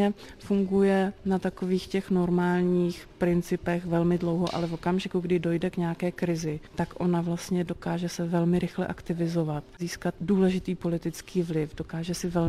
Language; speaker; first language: Czech; native; Czech